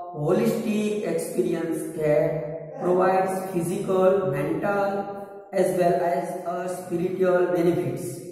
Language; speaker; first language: English; non-native, local second language; Gujarati